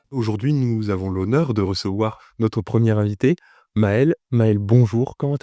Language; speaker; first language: French; native; French